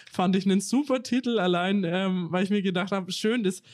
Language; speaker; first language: German; native; German